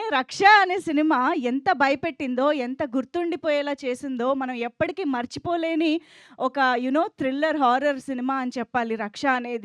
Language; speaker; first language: Telugu; native; Telugu